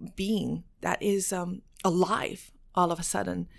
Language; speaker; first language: English; non-native, fluent; Chinese